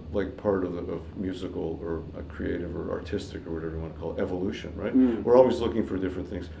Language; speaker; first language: English; native; English